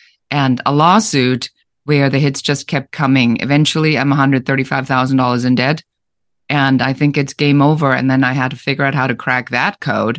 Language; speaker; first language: English; non-native, fluent; German